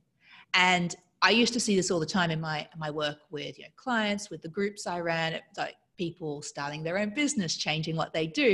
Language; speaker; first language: English; native; English